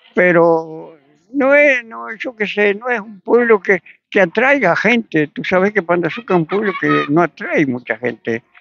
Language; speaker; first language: Spanish; native; Spanish